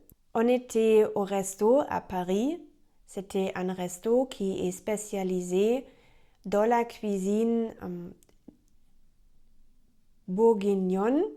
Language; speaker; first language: French; non-native, learner; German